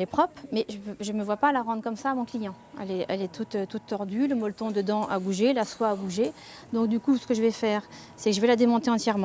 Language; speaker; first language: French; native; French